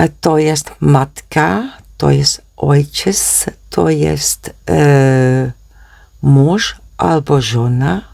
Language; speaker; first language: Polish; non-native, learner; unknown